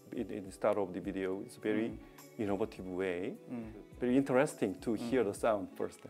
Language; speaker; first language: English; non-native, learner; Korean